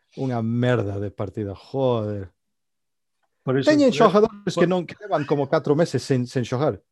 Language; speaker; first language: Galician; native; Galician